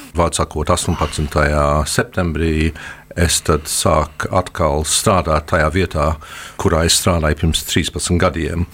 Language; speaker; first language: Latvian; early bilingual, heritage; Latvian